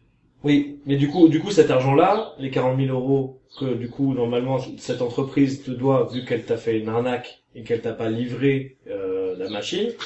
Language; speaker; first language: French; native; French